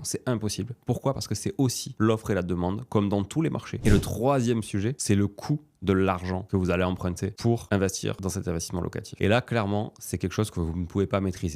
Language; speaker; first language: French; native; French